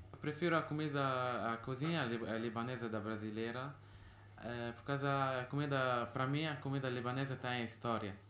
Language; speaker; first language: Portuguese; early bilingual, heritage; Portuguese